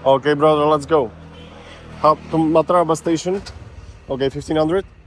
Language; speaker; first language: English; non-native, learner; Czech